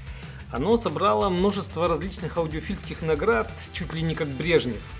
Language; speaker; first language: Russian; native; Russian